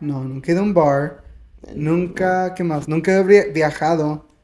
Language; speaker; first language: Spanish; early bilingual, heritage; Spanish